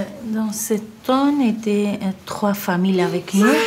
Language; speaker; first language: French; non-native, learner; Persian